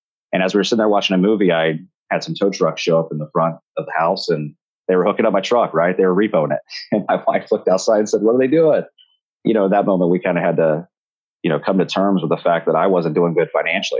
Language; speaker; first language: English; native; English